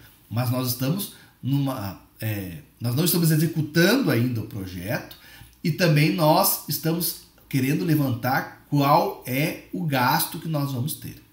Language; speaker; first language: Portuguese; native; Portuguese